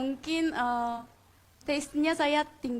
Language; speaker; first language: Indonesian; non-native, fluent; Korean